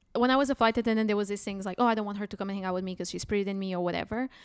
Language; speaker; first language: English; non-native, fluent; Portuguese